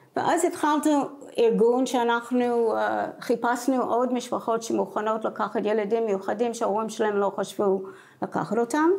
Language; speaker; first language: Hebrew; non-native, fluent; English